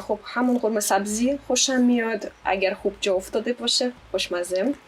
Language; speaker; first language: Persian; non-native, fluent; Russian